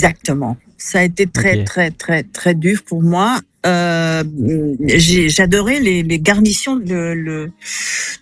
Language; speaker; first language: French; non-native, fluent; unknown